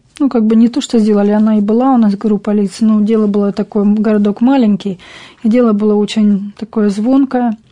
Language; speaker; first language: Russian; native; Russian